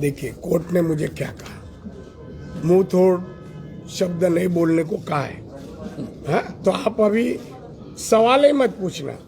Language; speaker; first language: Hindi; non-native, local second language; Marathi